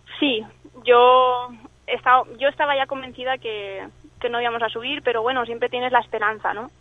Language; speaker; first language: Spanish; early bilingual, other home language; English